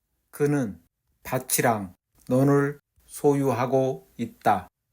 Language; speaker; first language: Korean; native; Korean